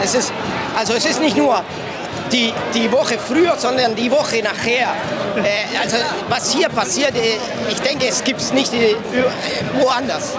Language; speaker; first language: German; non-native, fluent; Spanish